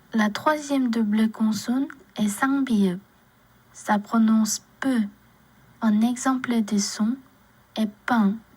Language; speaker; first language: French; non-native, learner; Korean